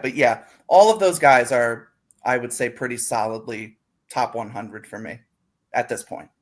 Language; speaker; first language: English; native; English